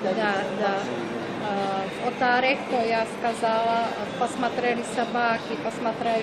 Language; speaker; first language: Russian; non-native, learner; Czech